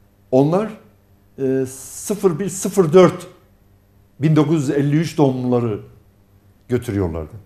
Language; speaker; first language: Turkish; non-native, local second language; Arabic